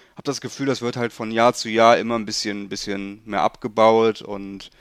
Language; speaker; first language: German; native; German